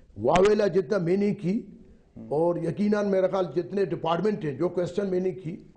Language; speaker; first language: Urdu; non-native, local second language; Baluchi